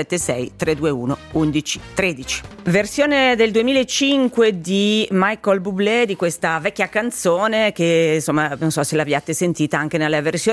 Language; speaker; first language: Italian; native; Italian